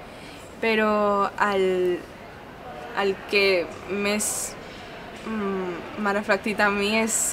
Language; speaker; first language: Catalan; non-native, local second language; Hindi